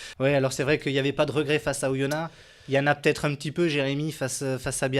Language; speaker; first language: French; native; French